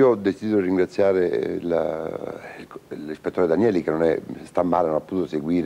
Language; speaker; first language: Italian; native; Italian